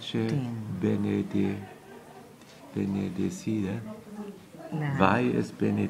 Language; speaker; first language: Spanish; non-native, learner; German